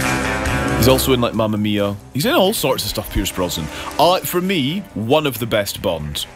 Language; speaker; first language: English; native; English